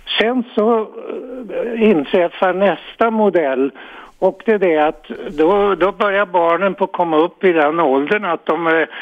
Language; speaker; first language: Swedish; native; Swedish